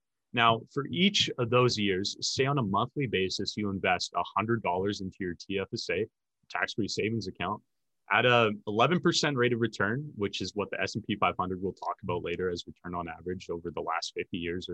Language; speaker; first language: English; native; English